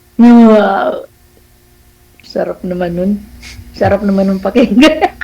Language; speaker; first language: Filipino; native; Filipino